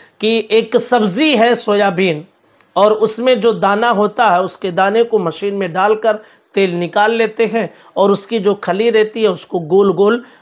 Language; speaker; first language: Urdu; native; Urdu